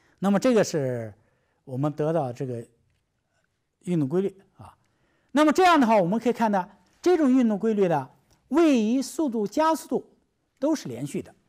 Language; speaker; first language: Chinese; native; Chinese